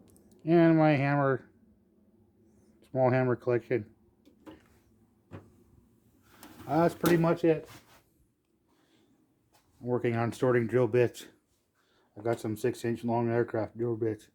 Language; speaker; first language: English; native; English